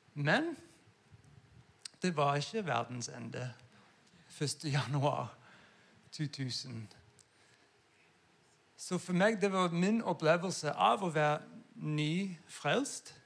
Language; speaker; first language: Norwegian; non-native, fluent; English